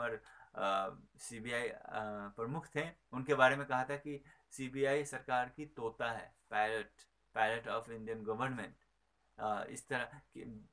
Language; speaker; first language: Hindi; native; Hindi